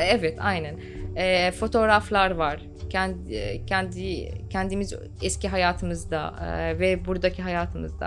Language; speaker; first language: Turkish; non-native, fluent; Arabic